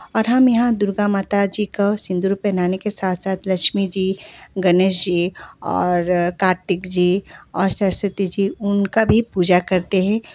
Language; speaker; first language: Hindi; non-native, local second language; Bangla